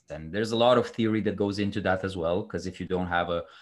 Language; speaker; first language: English; non-native, fluent; Romanian